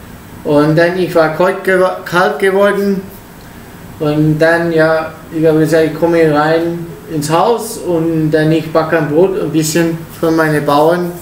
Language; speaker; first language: German; non-native, learner; Italian